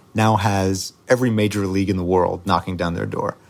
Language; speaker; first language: English; native; English